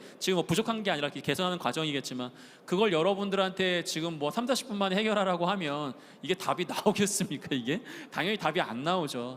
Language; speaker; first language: Korean; native; Korean